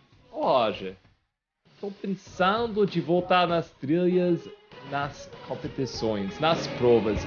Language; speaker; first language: Portuguese; non-native, fluent; English